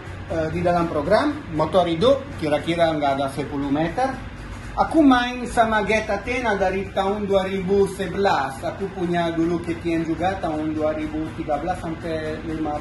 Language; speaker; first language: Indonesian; non-native, learner; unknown